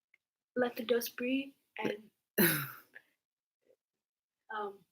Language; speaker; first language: English; native; English